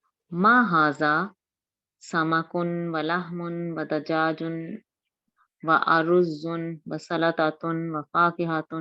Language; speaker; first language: Arabic; non-native, learner; Urdu